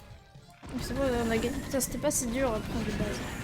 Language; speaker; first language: French; native; French